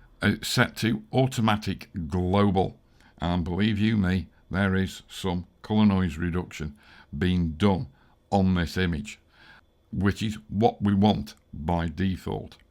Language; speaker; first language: English; native; English